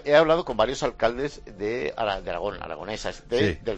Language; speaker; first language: Spanish; native; Spanish